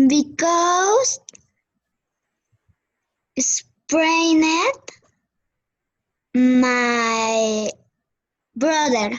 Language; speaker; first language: English; non-native, learner; Spanish